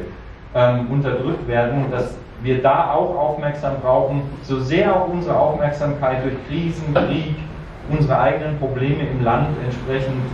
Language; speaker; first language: German; native; German